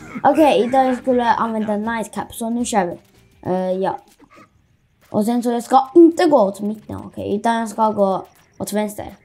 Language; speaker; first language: Swedish; early bilingual, other home language; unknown